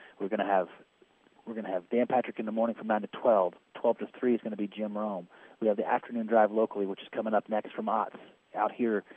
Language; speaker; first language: English; native; English